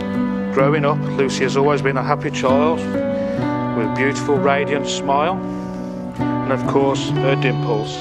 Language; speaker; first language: English; native; English